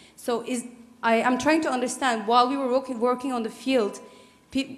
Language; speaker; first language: English; non-native, fluent; Turkish